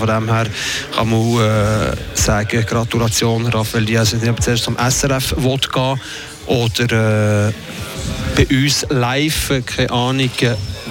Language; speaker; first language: German; native; German